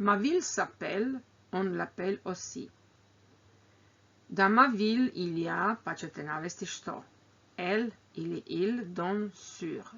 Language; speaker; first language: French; non-native, fluent; Croatian